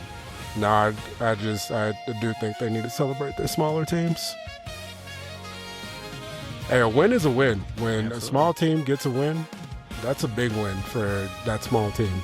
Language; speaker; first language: English; native; English